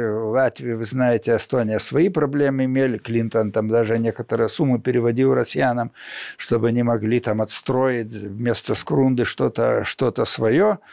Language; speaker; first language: Russian; non-native, local second language; Lithuanian